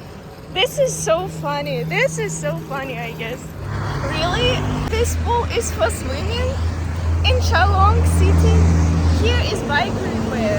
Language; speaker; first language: English; non-native, learner; Russian